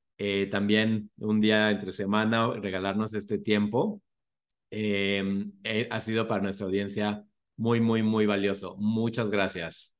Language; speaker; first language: Spanish; native; Spanish